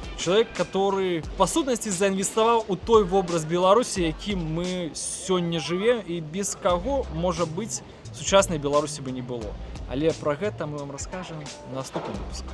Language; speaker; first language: Belarusian; non-native, local second language; Russian